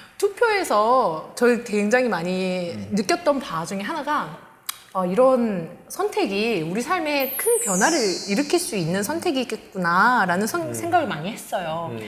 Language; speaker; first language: Korean; native; Korean